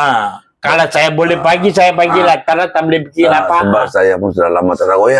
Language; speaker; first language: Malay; non-native, local second language; Tamil